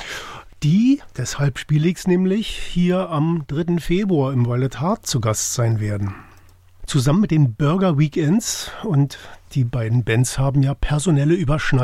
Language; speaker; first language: German; native; German